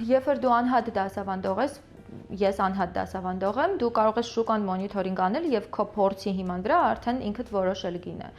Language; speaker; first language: Armenian; early bilingual, other home language; Russian